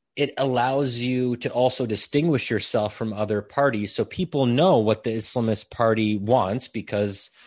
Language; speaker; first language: English; native; English